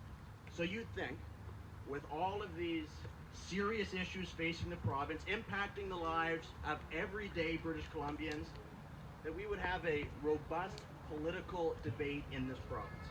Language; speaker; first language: English; native; English